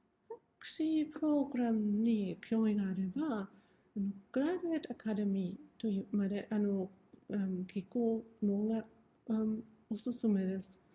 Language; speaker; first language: Japanese; non-native, fluent; German